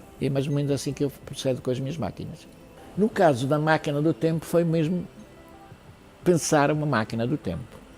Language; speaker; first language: Portuguese; early bilingual, other home language; Italian